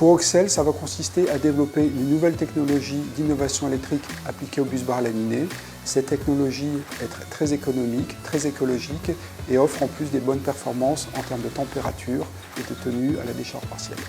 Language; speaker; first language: French; native; French